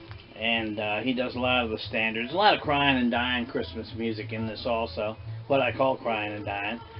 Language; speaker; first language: English; native; English